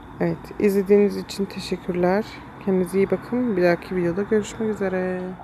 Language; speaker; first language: Turkish; early bilingual, heritage; Turkish